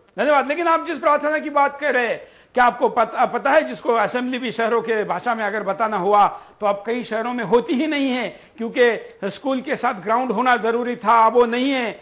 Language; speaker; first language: Hindi; non-native, local second language; Marathi